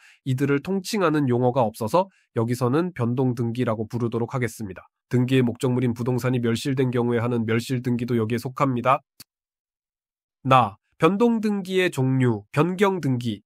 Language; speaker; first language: Korean; native; Korean